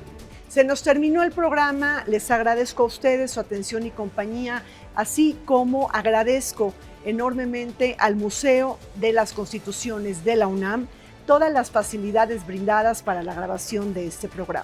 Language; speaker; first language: Spanish; native; Spanish